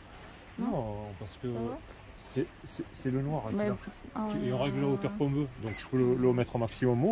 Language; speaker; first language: French; native; French